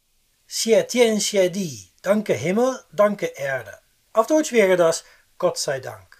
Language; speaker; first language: German; non-native, fluent; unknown